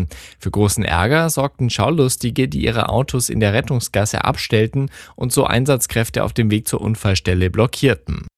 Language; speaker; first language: German; native; German